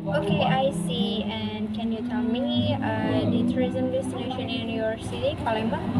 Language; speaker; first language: English; non-native, learner; Indonesian